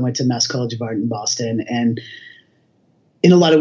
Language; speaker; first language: English; native; English